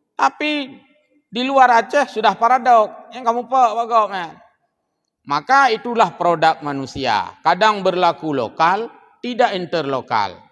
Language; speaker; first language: Malay; non-native, local second language; Achinese